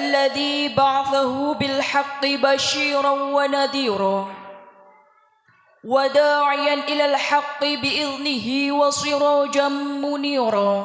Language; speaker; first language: Arabic; non-native, learner; Indonesian